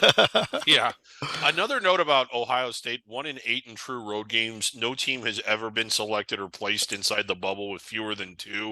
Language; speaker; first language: English; native; English